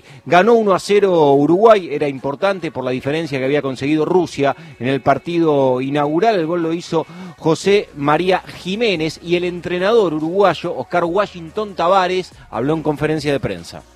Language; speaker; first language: Spanish; native; Spanish